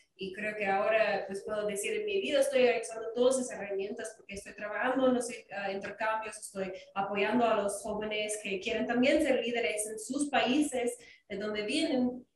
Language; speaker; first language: Spanish; non-native, fluent; English